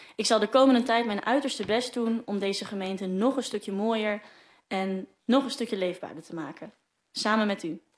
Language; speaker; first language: Dutch; non-native, local second language; Western Frisian